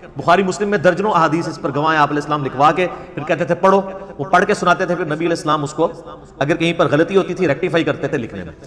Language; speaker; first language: Urdu; non-native, local second language; Punjabi